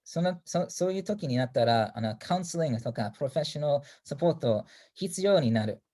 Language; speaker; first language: Japanese; non-native, fluent; English